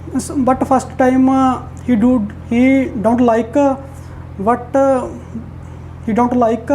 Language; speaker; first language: English; non-native, learner; Punjabi